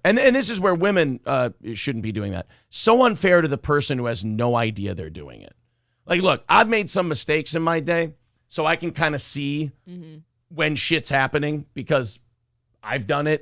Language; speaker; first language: English; native; English